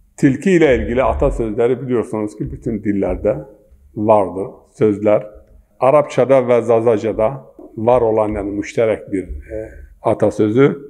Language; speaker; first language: Turkish; non-native, local second language; Zaza